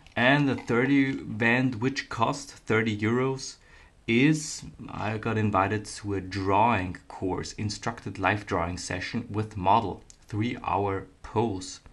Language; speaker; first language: English; non-native, fluent; German